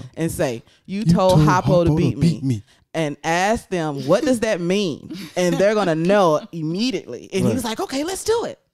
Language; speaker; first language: English; native; English